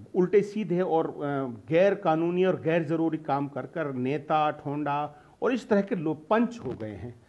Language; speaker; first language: Hindi; native; Hindi